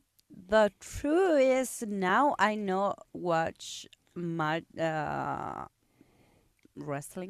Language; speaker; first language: English; non-native, learner; Spanish